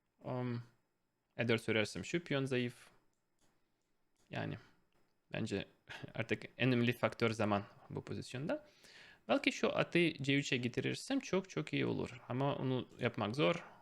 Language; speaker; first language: Turkish; non-native, fluent; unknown